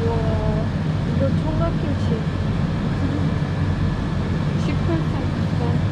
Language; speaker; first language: Korean; non-native, learner; Turkish